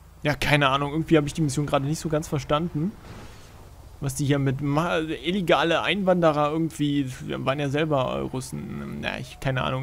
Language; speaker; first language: German; native; German